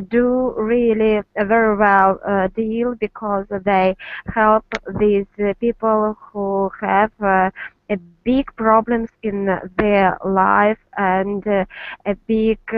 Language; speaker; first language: English; non-native, learner; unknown